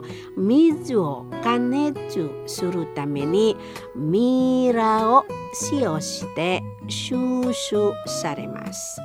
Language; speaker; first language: Japanese; non-native, fluent; Indonesian